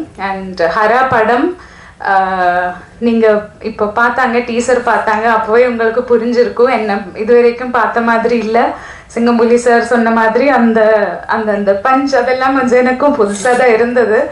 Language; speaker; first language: Tamil; non-native, fluent; Malayalam